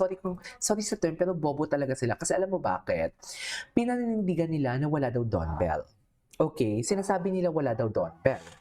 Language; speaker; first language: Filipino; native; Filipino